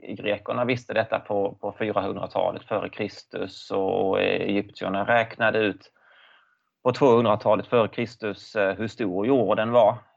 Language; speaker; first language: Swedish; native; Swedish